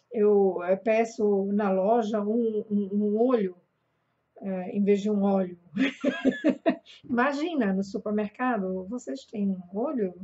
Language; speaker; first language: Portuguese; non-native, fluent; German